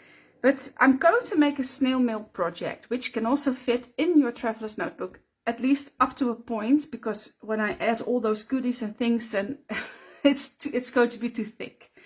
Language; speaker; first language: English; non-native, fluent; Dutch